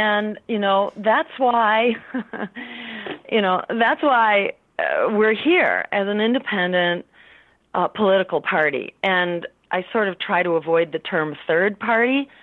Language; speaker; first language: English; native; English